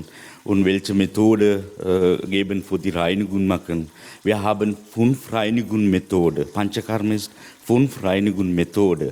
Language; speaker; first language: German; non-native, learner; Sinhala